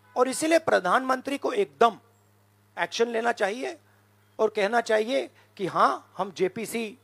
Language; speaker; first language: Hindi; native; Hindi